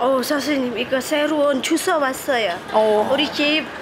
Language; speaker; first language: Korean; non-native, learner; Khmer